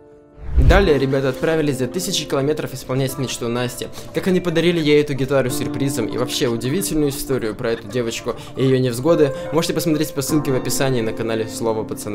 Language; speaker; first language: Russian; native; Russian